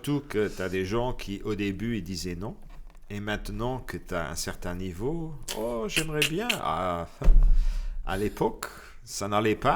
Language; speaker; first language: French; non-native, local second language; Luxembourgish